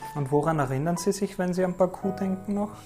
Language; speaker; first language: German; native; German